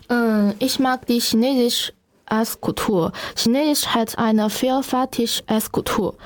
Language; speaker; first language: German; non-native, learner; Chinese